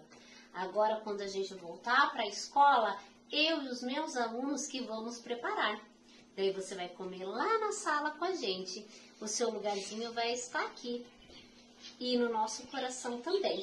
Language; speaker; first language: Portuguese; native; Portuguese